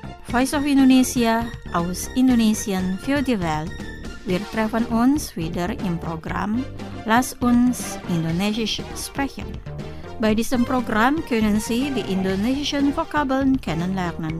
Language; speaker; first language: German; non-native, fluent; Indonesian